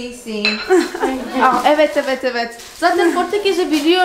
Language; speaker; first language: Turkish; non-native, fluent; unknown